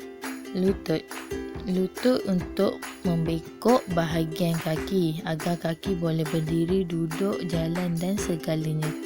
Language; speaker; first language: Malay; native; Malay